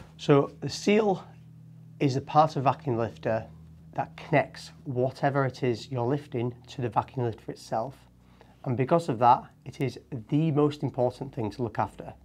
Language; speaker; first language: English; native; English